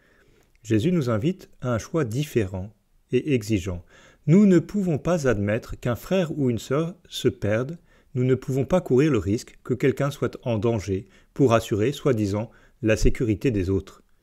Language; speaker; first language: French; native; French